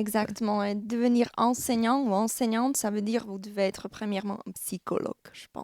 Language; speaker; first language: French; non-native, fluent; Slovak